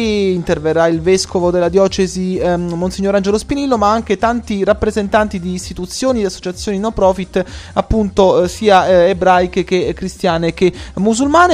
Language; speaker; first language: Italian; native; Italian